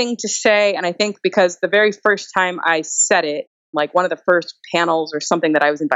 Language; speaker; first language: English; native; English